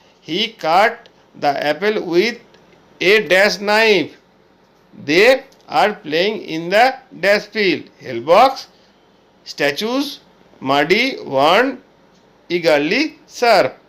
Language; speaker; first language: English; non-native, local second language; Bangla